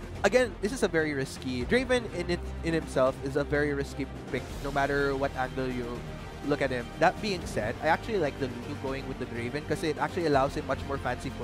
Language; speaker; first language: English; non-native, local second language; Filipino